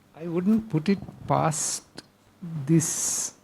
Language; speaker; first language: English; non-native, local second language; Sinhala